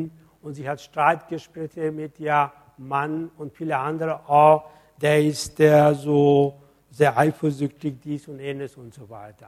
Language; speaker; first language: German; non-native, fluent; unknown